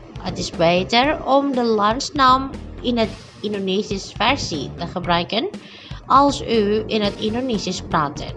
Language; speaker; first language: Dutch; non-native, fluent; Indonesian